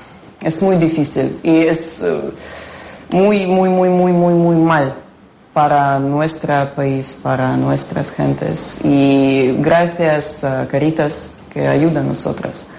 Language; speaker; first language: Spanish; non-native, learner; Ukrainian